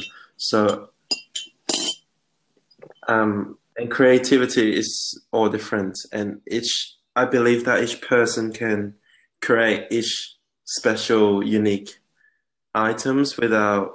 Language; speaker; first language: English; non-native, local second language; Cantonese